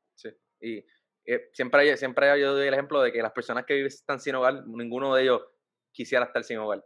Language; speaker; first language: Spanish; native; Spanish